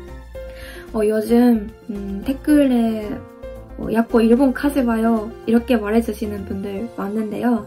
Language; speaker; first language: Korean; non-native, fluent; Japanese